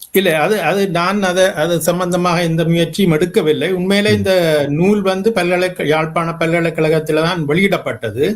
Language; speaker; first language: Tamil; native; Tamil